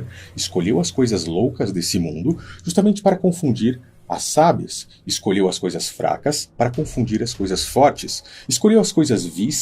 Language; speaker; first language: Portuguese; native; Portuguese